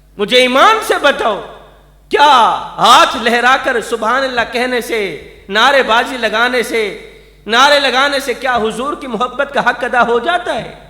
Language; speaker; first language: Urdu; non-native, local second language; Saraiki